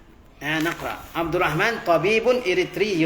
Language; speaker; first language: Arabic; non-native, fluent; Indonesian